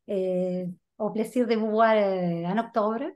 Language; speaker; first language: French; non-native, fluent; Spanish